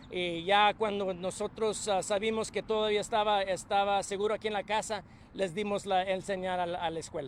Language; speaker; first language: Spanish; early bilingual, heritage; Spanish